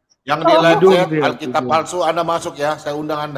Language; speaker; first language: Indonesian; native; Indonesian